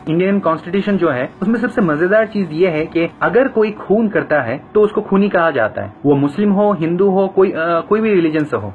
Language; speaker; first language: Hindi; non-native, fluent; Bangla